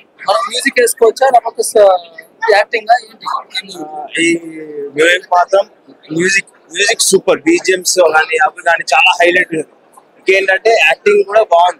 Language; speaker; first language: Telugu; native; Telugu